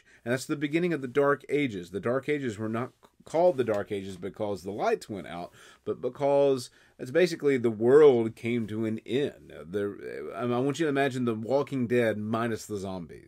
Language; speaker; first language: English; native; English